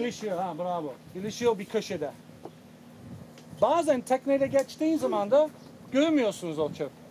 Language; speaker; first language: Turkish; non-native, fluent; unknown